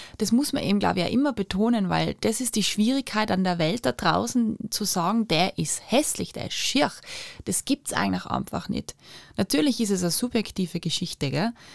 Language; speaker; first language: German; native; German